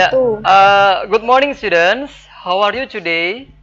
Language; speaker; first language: English; non-native, fluent; Indonesian